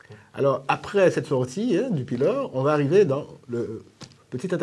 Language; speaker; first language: French; native; French